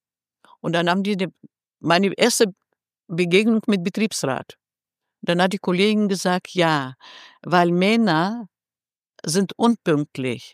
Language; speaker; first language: German; non-native, fluent; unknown